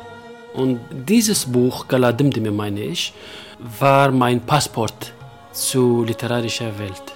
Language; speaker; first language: German; non-native, local second language; Kurdish